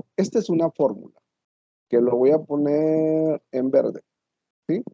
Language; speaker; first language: Spanish; native; Spanish